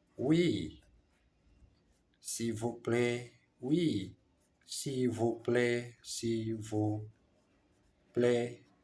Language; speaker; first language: French; non-native, learner; Portuguese